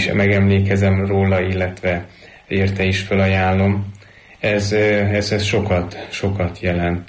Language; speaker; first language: Hungarian; native; Hungarian